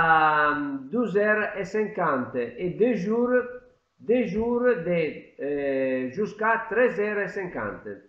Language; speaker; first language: French; non-native, learner; Italian